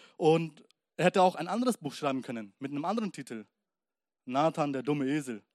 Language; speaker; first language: German; early bilingual, other home language; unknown